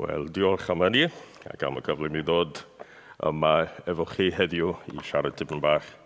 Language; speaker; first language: Welsh; non-native, fluent; English